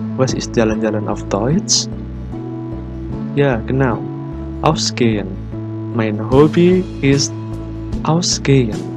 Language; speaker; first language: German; non-native, learner; Indonesian